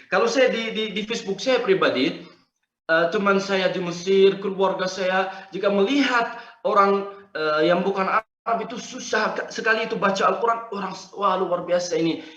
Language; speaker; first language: Indonesian; non-native, fluent; Arabic